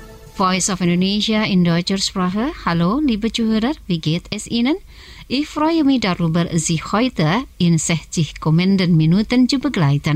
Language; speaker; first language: German; non-native, fluent; Indonesian